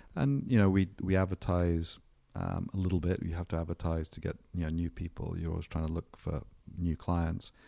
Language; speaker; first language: English; native; English